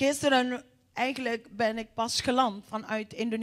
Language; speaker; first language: Dutch; non-native, fluent; Indonesian